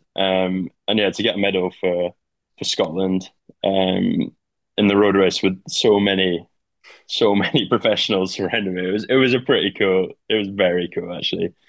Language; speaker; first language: English; native; English